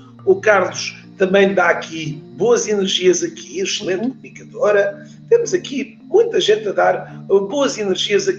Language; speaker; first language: Portuguese; native; Portuguese